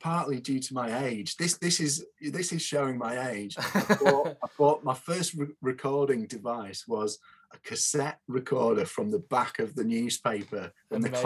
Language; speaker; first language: English; native; English